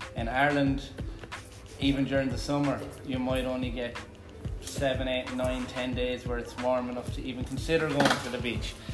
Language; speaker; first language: English; native; English